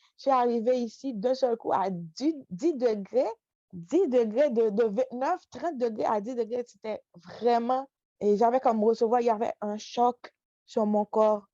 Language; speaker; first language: French; non-native, local second language; Haitian Creole